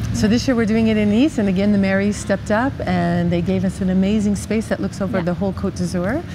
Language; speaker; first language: English; native; English